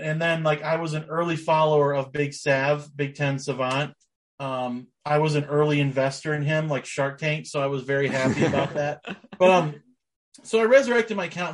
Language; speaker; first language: English; native; English